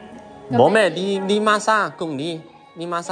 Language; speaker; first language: Chinese; native; Chinese